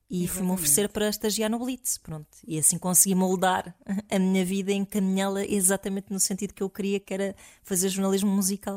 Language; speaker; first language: Portuguese; native; Portuguese